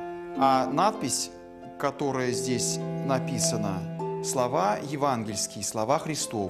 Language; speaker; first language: Russian; native; Russian